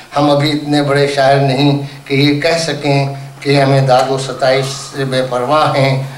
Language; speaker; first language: Urdu; native; Urdu